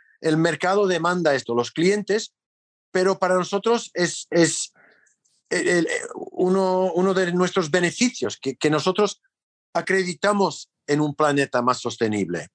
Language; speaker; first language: Spanish; non-native, fluent; English